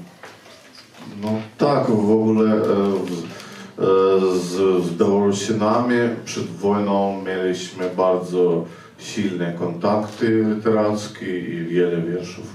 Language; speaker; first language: Polish; non-native, fluent; Ukrainian